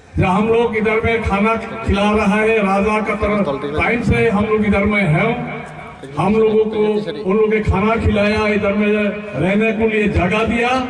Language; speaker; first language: Hindi; non-native, local second language; Assamese